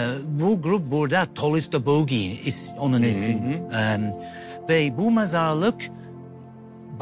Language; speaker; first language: Turkish; non-native, learner; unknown